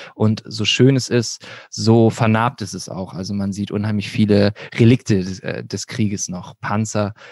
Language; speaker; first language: German; native; German